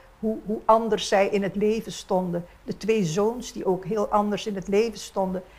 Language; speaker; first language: Dutch; non-native, local second language; Papiamento